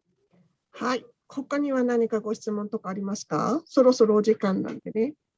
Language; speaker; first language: Japanese; native; Japanese